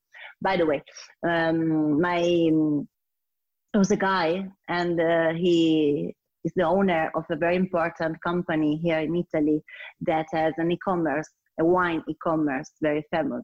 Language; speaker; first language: English; non-native, learner; Italian